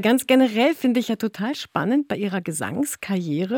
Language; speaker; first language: German; native; German